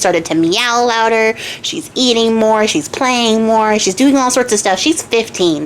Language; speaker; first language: English; native; English